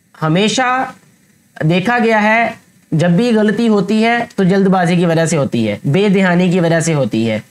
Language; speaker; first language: Urdu; non-native, local second language; Punjabi